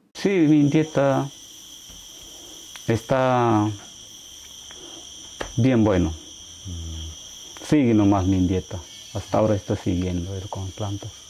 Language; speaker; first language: Spanish; non-native, local second language; Shipibo-Conibo